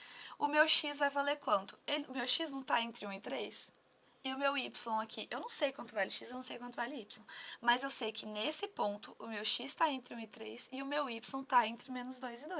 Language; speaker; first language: Portuguese; native; Portuguese